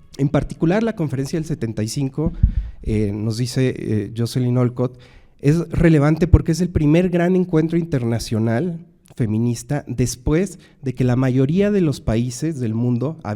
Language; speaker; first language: Spanish; native; Spanish